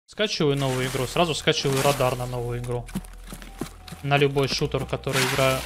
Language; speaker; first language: Russian; native; Russian